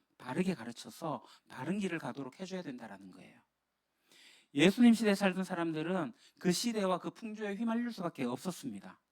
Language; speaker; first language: Korean; native; Korean